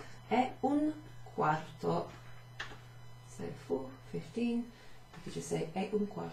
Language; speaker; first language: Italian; non-native, fluent; English